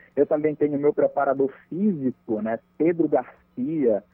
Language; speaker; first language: Portuguese; native; Portuguese